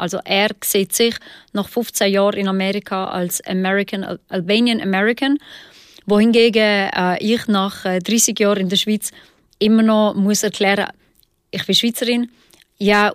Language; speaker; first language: German; early bilingual, other home language; Albanian